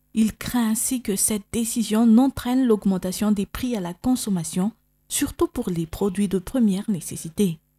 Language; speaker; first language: French; non-native, local second language; Malagasy